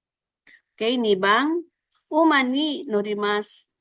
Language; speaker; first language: Japanese; non-native, fluent; Filipino